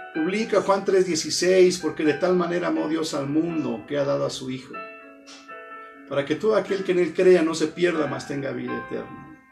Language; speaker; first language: Spanish; native; Spanish